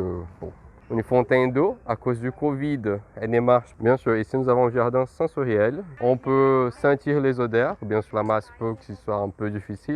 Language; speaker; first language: French; non-native, fluent; Portuguese